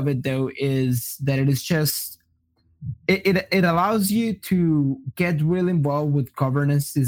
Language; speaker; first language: English; non-native, fluent; Portuguese